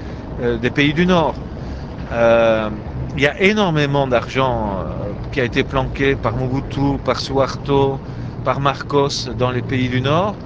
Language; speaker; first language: French; native; French